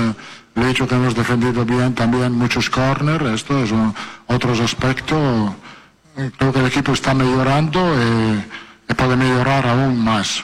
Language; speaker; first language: Spanish; non-native, fluent; Italian